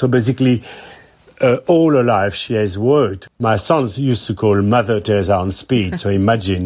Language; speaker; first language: English; non-native, fluent; French